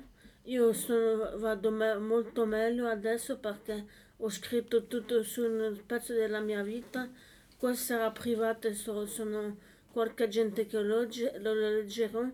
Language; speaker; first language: Italian; non-native, learner; French